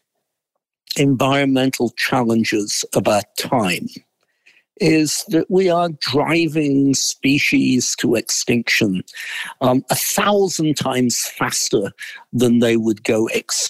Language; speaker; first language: English; native; English